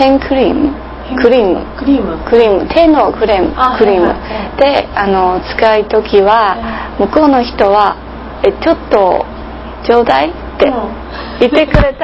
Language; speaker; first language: Japanese; non-native, learner; English